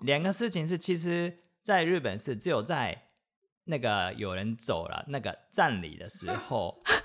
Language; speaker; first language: Chinese; non-native, fluent; Japanese